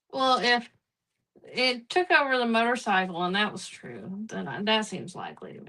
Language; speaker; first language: English; native; English